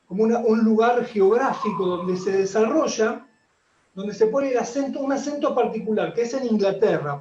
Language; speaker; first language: Spanish; native; Spanish